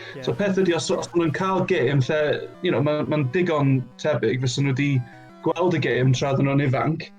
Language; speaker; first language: Welsh; non-native, local second language; English